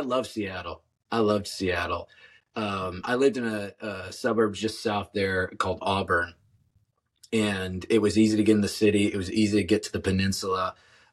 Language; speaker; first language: English; native; English